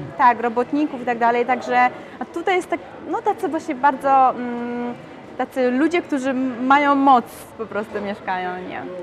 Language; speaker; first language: Polish; early bilingual, other home language; Mongolian